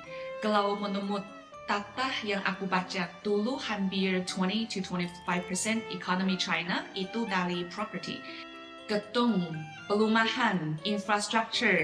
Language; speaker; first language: Indonesian; non-native, fluent; Chinese